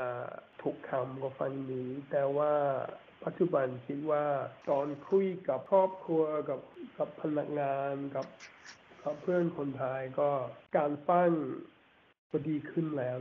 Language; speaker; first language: Thai; non-native, learner; English